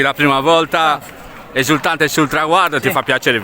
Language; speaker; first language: Italian; native; Italian